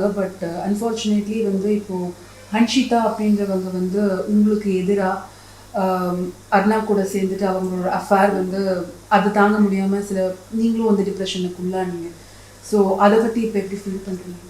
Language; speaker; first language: Tamil; native; Tamil